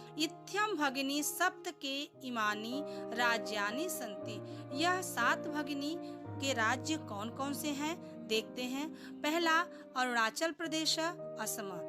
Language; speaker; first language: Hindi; non-native, local second language; Gujarati